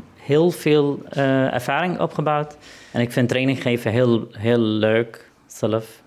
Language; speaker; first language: Dutch; non-native, fluent; Arabic